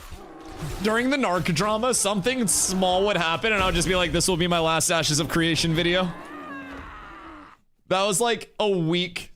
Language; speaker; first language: English; native; English